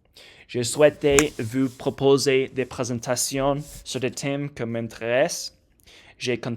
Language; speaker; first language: French; non-native, learner; English